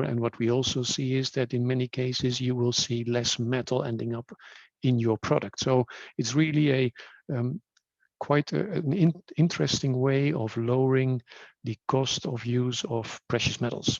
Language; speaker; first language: English; non-native, fluent; Dutch